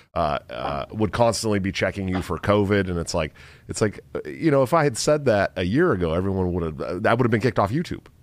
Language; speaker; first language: English; native; English